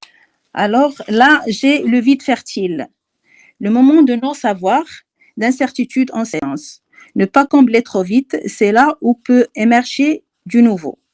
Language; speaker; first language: French; non-native, local second language; Arabic